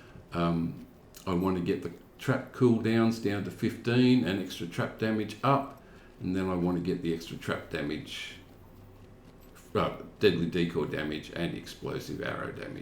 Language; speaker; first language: English; native; English